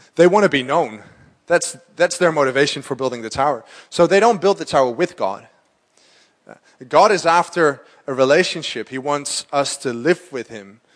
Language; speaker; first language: English; non-native, fluent; Dutch